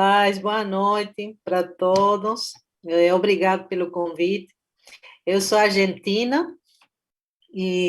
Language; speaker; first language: Portuguese; non-native, fluent; Spanish